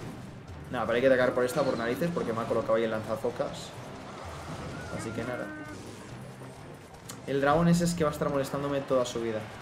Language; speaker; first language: Spanish; native; Spanish